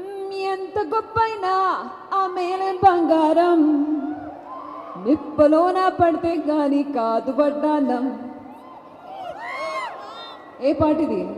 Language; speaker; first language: Telugu; native; Telugu